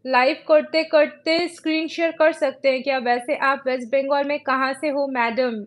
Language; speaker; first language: Hindi; non-native, local second language; Bangla